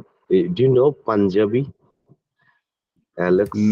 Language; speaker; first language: English; non-native, learner; Bangla